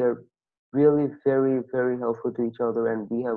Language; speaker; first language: English; non-native, local second language; Bangla